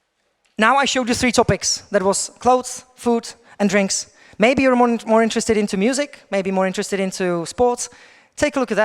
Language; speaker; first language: English; non-native, fluent; Czech